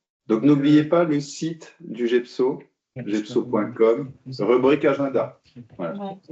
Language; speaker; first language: French; native; French